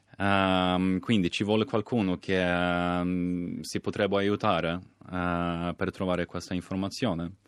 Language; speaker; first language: Italian; non-native, fluent; Swedish